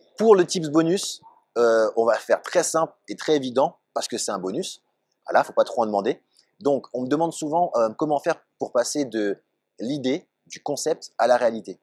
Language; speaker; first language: French; native; French